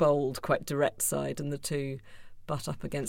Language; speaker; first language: English; native; English